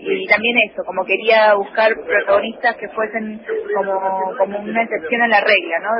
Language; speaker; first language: Spanish; early bilingual, other home language; Korean